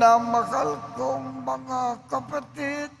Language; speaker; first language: Filipino; native; Filipino